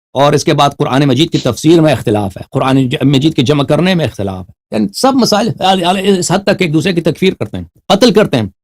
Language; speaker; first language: Urdu; non-native, fluent; Persian